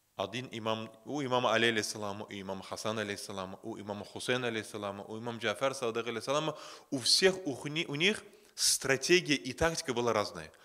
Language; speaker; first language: Russian; non-native, local second language; Azerbaijani